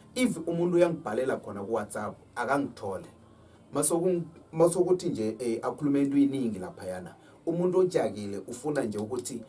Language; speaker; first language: Zulu; native; Zulu